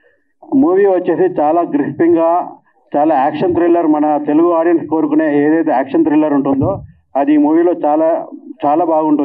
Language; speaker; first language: Telugu; native; Telugu